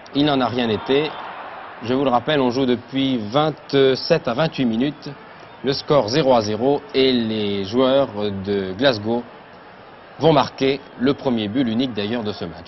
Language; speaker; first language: French; native; French